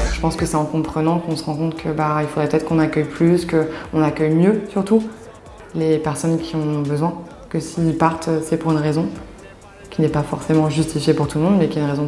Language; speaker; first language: French; native; French